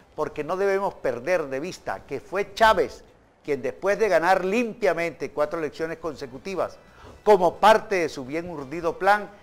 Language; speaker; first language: Spanish; native; Spanish